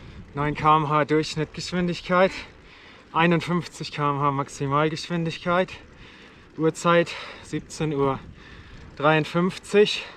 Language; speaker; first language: German; native; German